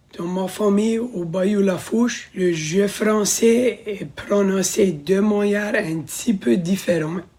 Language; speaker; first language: French; non-native, local second language; English